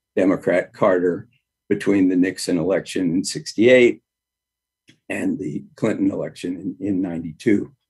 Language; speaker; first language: English; native; English